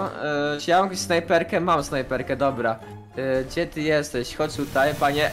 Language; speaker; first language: Polish; native; Polish